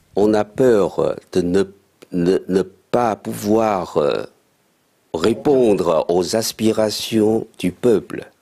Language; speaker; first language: French; non-native, fluent; Chinese